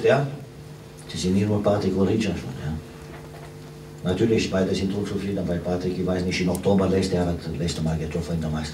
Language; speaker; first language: German; non-native, fluent; Romanian